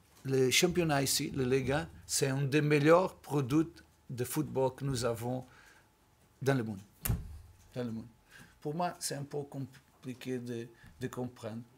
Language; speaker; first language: French; non-native, learner; Portuguese